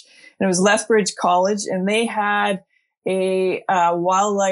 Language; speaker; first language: English; native; English